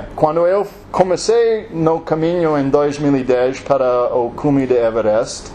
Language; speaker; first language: Portuguese; non-native, learner; English